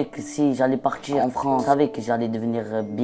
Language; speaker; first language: French; non-native, local second language; Arabic